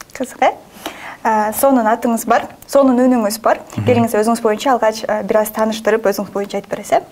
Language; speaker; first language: Kyrgyz; native; Kyrgyz